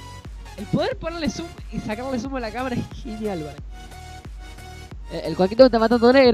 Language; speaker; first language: Spanish; native; Spanish